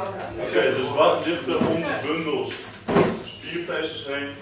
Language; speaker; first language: Dutch; native; Dutch